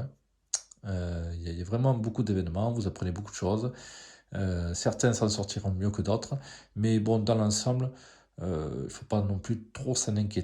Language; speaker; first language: French; native; French